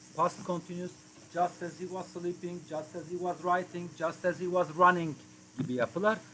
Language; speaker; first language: English; non-native, fluent; Turkish